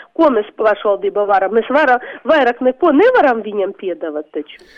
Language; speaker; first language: Latvian; non-native, local second language; Russian